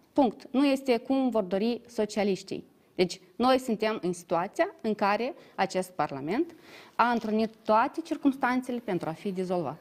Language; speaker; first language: Romanian; native; Romanian